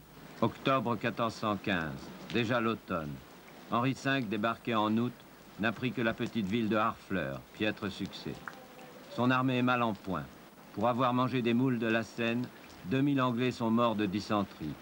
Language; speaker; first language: French; native; French